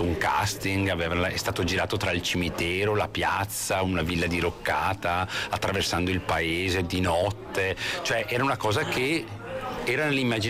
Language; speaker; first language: Italian; native; Italian